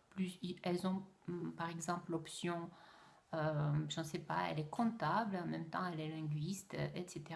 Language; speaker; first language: French; non-native, fluent; Russian